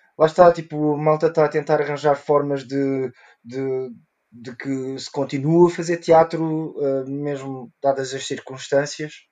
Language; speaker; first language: Portuguese; early bilingual, heritage; Portuguese